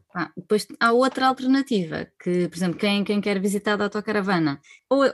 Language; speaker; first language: Portuguese; native; Portuguese